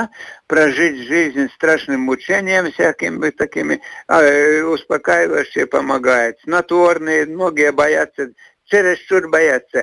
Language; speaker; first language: Russian; non-native, fluent; Latvian